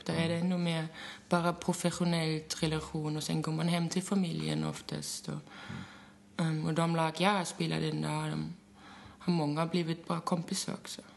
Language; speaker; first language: Swedish; non-native, fluent; German